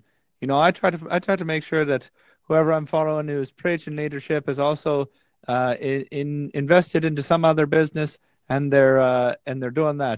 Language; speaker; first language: English; native; English